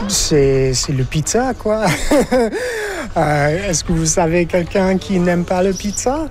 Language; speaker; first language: French; non-native, fluent; English